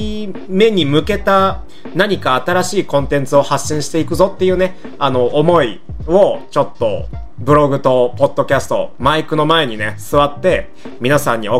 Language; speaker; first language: Japanese; native; Japanese